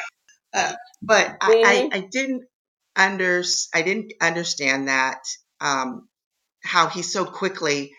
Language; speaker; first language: English; native; English